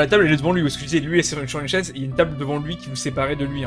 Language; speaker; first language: French; native; French